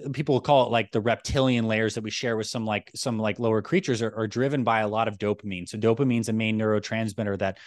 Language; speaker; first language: English; native; English